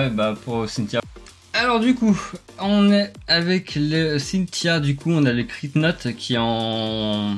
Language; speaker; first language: French; native; French